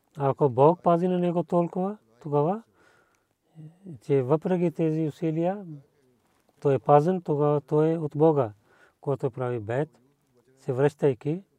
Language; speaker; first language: Bulgarian; non-native, learner; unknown